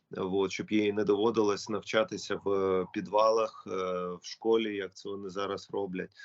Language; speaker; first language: Ukrainian; non-native, local second language; Russian